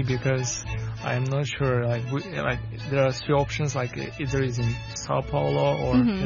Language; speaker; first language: English; non-native, fluent; Tajik